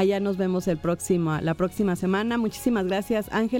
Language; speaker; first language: Spanish; native; Spanish